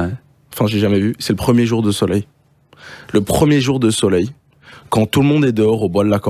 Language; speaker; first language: French; native; French